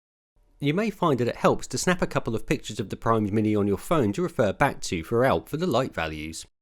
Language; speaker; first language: English; native; English